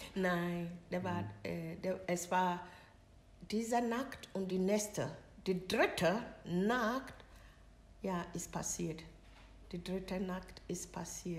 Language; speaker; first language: German; non-native, learner; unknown